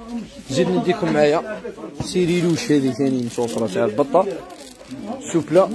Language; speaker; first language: Arabic; native; Arabic